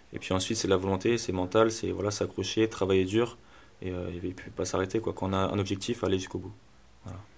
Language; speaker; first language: French; native; French